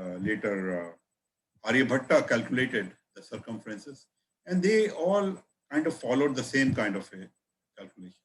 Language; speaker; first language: English; non-native, local second language; Hindi